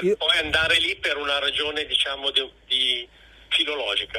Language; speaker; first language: Italian; native; Italian